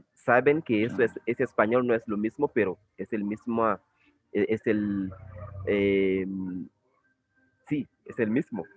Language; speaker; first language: Spanish; non-native, fluent; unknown